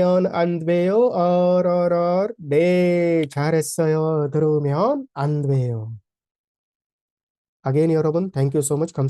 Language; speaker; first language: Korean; non-native, fluent; Hindi